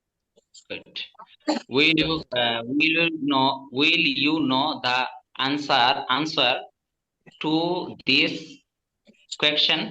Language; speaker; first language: English; non-native, learner; Bangla